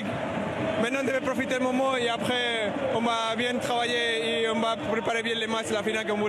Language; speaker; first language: French; non-native, fluent; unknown